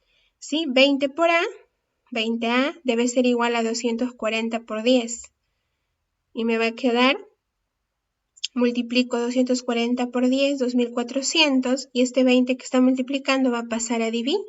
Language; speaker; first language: Spanish; native; Spanish